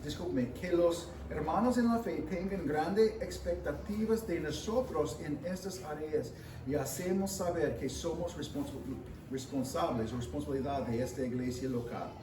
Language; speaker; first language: Spanish; non-native, fluent; English